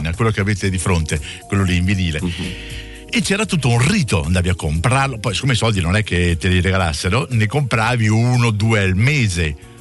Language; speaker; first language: Italian; native; Italian